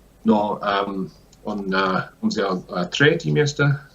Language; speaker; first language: Russian; non-native, learner; English